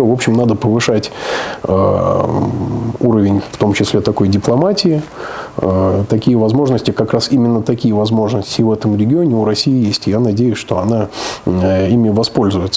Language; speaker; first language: Russian; native; Russian